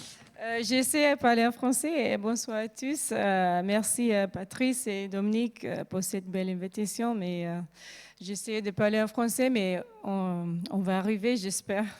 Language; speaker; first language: French; non-native, learner; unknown